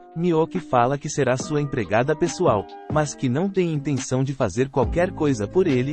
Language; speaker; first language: Portuguese; native; Portuguese